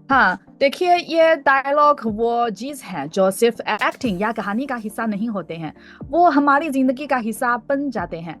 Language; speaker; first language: Hindi; non-native, fluent; Chinese